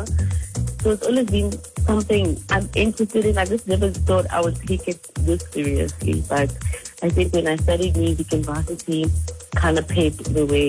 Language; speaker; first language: English; non-native, local second language; Zulu